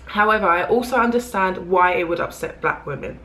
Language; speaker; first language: English; native; English